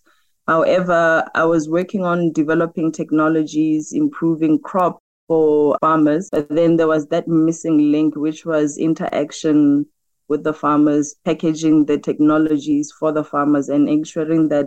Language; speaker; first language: English; non-native, local second language; Tswana